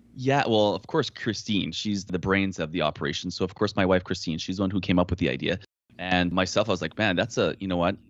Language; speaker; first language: English; non-native, fluent; French